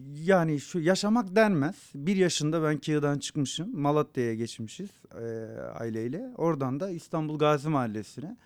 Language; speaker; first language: Turkish; non-native, local second language; Zaza